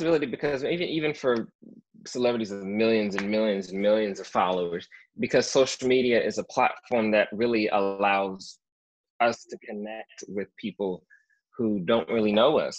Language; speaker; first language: English; native; English